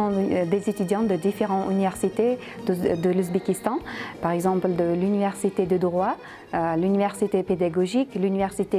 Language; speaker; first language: French; non-native, fluent; Uzbek